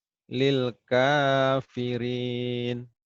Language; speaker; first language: Arabic; non-native, learner; Indonesian